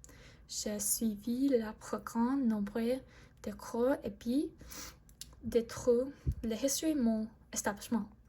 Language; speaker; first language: French; non-native, learner; English